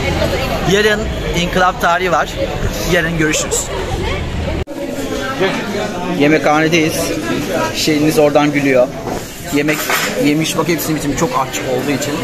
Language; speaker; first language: Turkish; native; Turkish